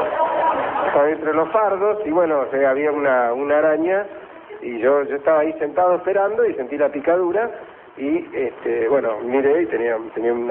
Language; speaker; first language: Spanish; native; Spanish